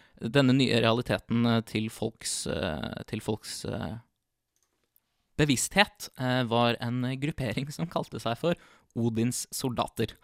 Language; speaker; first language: Norwegian; native; Norwegian